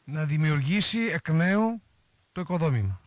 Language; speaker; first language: Greek; native; Greek